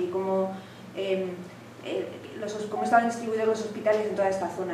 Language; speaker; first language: Spanish; native; Spanish